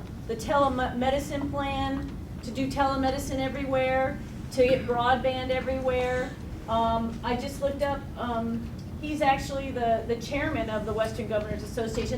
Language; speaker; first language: English; native; English